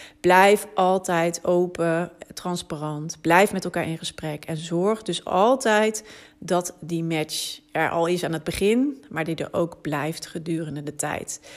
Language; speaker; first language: Dutch; native; Dutch